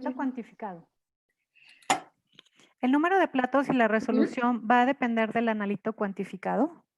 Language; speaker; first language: Spanish; native; Spanish